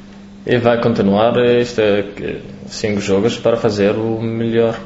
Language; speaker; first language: Portuguese; non-native, learner; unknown